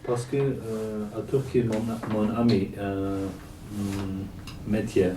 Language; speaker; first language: French; non-native, learner; Kurdish